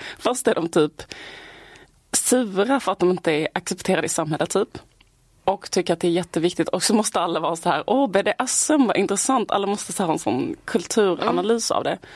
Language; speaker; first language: Swedish; native; Swedish